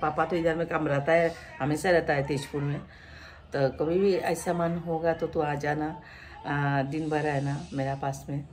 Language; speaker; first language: Hindi; non-native, local second language; Bangla